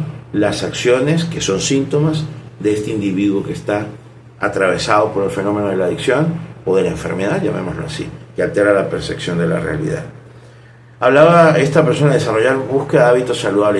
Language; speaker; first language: Spanish; native; Spanish